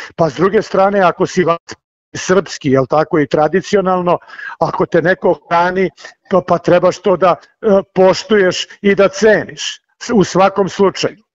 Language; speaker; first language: Serbian; native; Serbian